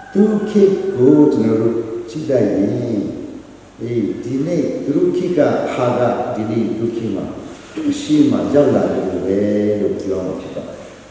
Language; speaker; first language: Burmese; non-native, local second language; Hakha Chin